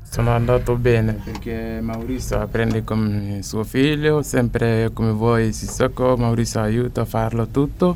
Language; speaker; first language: Italian; non-native, learner; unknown